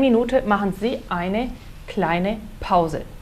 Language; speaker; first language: German; non-native, fluent; Portuguese